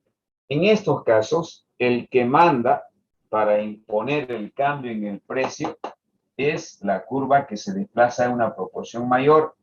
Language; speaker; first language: Spanish; native; Spanish